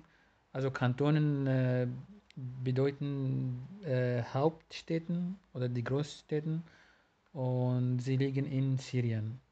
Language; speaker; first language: German; non-native, learner; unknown